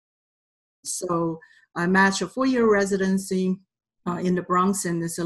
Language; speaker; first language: English; non-native, fluent; Chinese